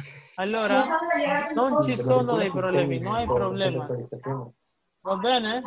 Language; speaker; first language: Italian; non-native, fluent; Spanish